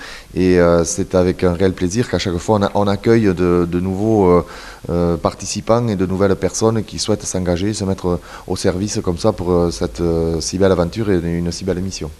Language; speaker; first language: French; native; French